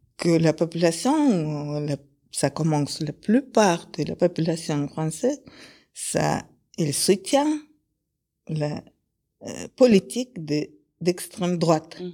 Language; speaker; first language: French; non-native, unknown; Kyrgyz